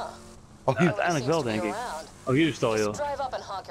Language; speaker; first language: Dutch; native; Dutch